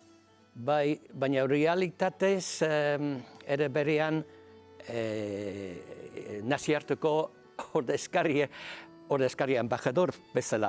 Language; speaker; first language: Basque; non-native, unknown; English